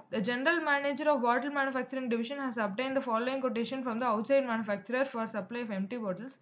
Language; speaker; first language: English; non-native, local second language; Tamil